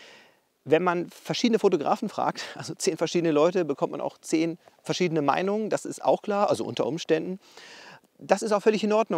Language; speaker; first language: German; native; German